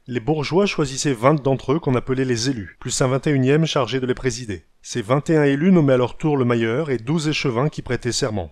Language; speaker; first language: French; native; French